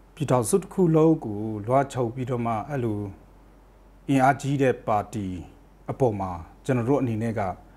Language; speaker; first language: Burmese; non-native, local second language; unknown